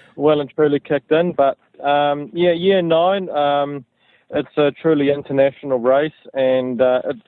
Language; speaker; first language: English; native; English